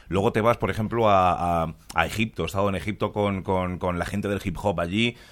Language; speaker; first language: Spanish; early bilingual, other home language; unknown